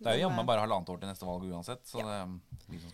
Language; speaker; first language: Norwegian; native; Norwegian